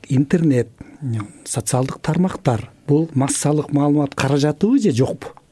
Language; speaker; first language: Kyrgyz; native; Kyrgyz